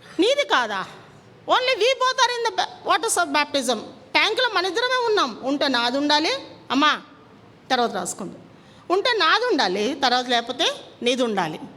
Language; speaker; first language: Telugu; non-native, local second language; Kannada